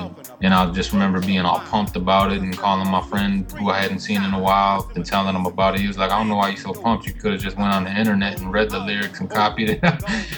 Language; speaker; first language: English; native; English